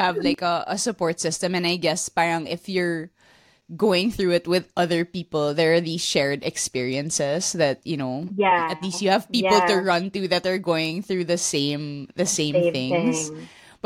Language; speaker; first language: English; non-native, local second language; Filipino